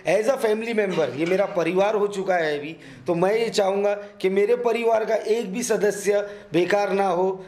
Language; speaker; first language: Hindi; non-native, local second language; Urdu